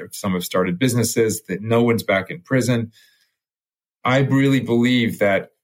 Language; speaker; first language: English; early bilingual, other home language; French